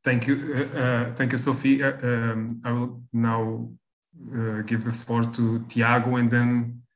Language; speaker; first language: English; non-native, fluent; Portuguese